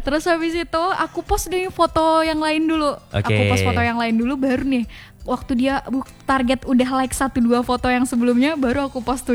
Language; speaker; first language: Indonesian; native; Indonesian